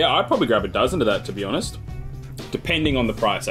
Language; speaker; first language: English; native; English